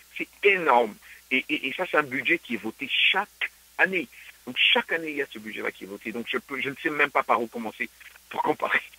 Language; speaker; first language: French; non-native, local second language; Luba-Lulua